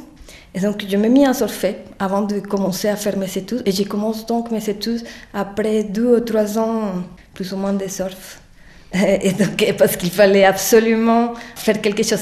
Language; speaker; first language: French; non-native, fluent; Spanish